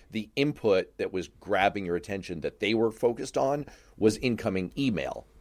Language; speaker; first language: English; native; English